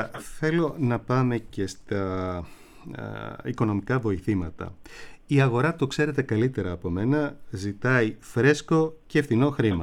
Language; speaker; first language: Greek; native; Greek